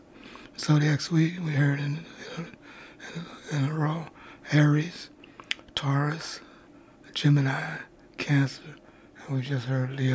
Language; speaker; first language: English; native; English